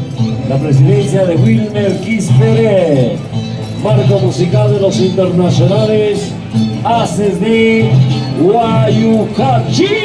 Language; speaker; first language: Spanish; native; Spanish